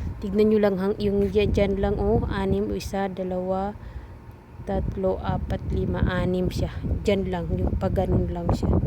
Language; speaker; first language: Filipino; non-native, local second language; Cebuano